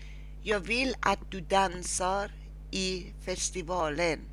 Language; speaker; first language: Swedish; non-native, learner; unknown